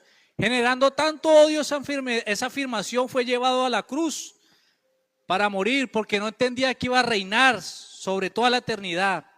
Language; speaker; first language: Spanish; native; Spanish